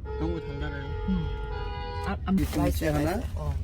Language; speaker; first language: Korean; non-native, learner; Bangla